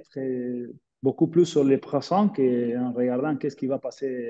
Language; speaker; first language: French; non-native, fluent; Spanish